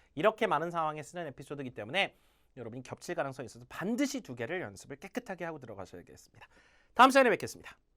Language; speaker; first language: Korean; native; Korean